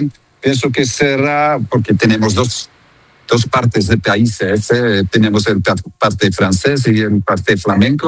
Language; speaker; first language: Spanish; non-native, fluent; Dutch